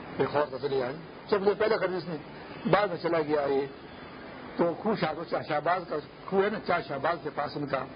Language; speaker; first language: Urdu; non-native, local second language; Pashto